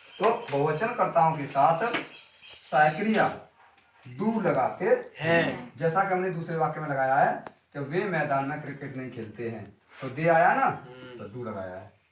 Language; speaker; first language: Hindi; native; Hindi